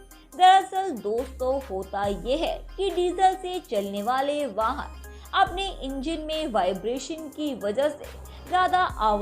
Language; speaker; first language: Hindi; native; Hindi